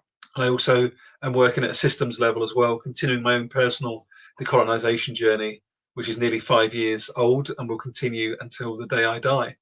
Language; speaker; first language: English; native; English